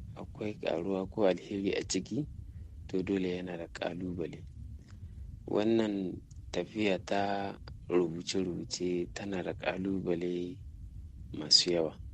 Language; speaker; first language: Hausa; native; Hausa